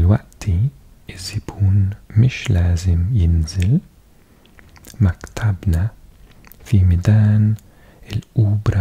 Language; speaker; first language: Arabic; non-native, learner; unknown